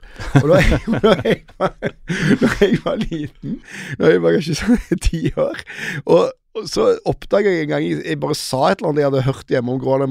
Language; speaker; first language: Norwegian; native; Norwegian